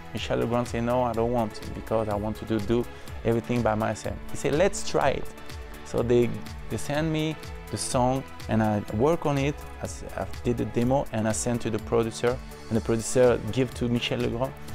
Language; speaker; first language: English; non-native, fluent; French